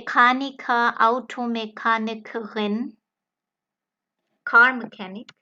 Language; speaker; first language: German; non-native, fluent; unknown